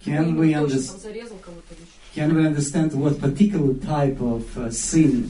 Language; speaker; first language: English; non-native, learner; Russian